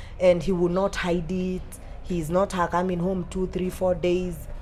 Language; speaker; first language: English; non-native, local second language; Swahili